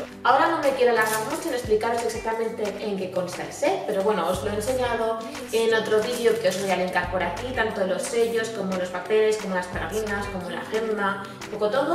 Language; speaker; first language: Spanish; native; Spanish